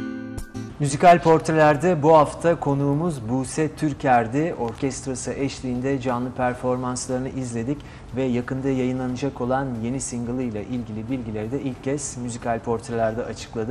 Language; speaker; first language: Turkish; native; Turkish